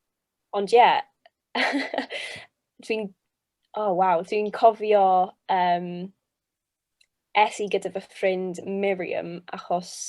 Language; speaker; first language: Welsh; non-native, local second language; English